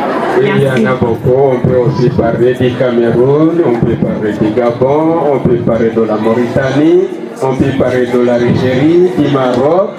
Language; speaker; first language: French; non-native, local second language; Kinyarwanda